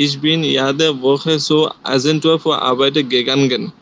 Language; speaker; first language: German; non-native, learner; Bangla